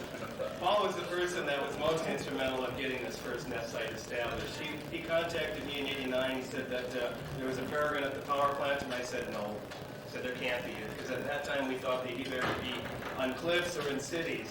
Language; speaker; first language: English; native; English